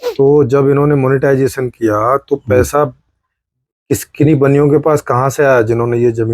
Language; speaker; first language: Hindi; native; Hindi